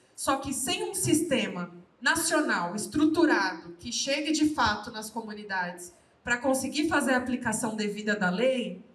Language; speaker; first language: Portuguese; native; Portuguese